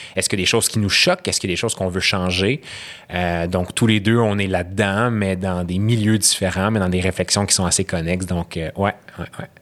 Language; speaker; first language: French; early bilingual, other home language; Arabic